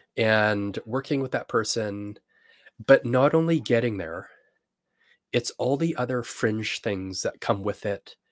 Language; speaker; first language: English; native; English